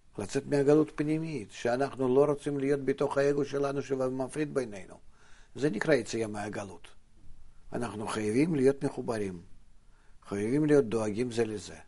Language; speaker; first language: Hebrew; non-native, fluent; Russian